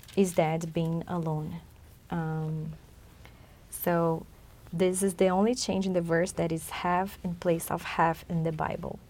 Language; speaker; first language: English; non-native, fluent; Chinese